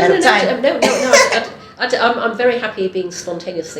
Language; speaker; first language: English; native; English